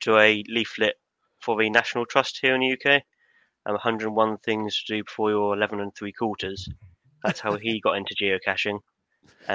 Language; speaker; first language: English; native; English